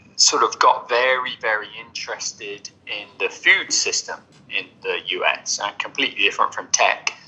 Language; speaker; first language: English; native; English